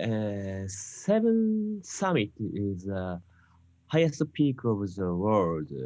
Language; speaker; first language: English; non-native, learner; Japanese